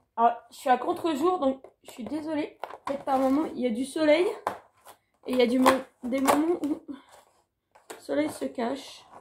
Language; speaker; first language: French; native; French